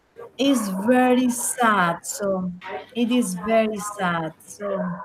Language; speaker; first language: English; non-native, learner; Spanish